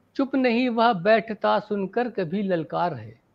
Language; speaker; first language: Hindi; native; Hindi